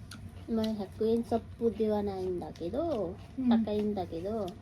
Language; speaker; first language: Japanese; non-native, learner; Nepali